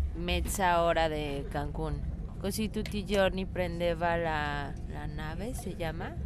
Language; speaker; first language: Italian; non-native, learner; Spanish